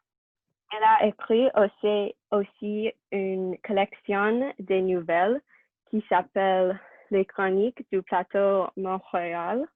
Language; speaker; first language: French; non-native, learner; English